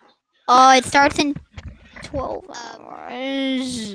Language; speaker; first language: English; native; English